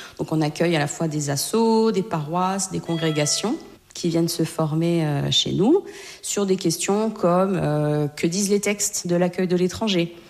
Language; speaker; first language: French; native; French